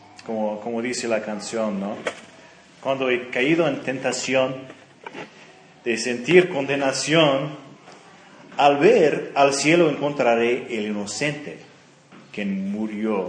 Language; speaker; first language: Spanish; non-native, fluent; English